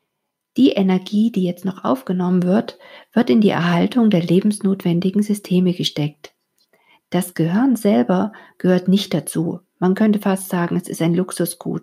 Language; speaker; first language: German; native; German